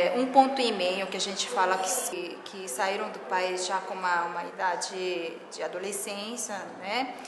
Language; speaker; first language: Portuguese; non-native, fluent; Korean